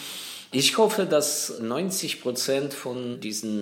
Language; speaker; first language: German; non-native, fluent; Ukrainian